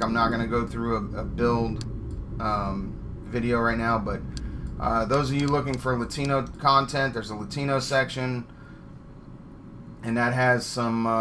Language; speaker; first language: English; native; English